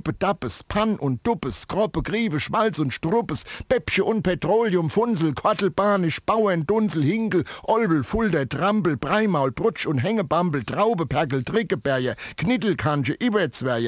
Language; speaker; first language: German; native; German